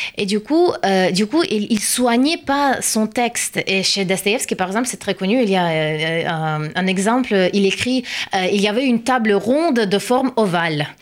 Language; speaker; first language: French; non-native, fluent; Russian